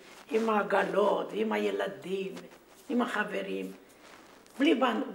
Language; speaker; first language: Hebrew; non-native, fluent; Romanian